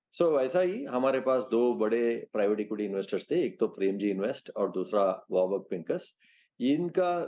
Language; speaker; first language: Hindi; non-native, local second language; Telugu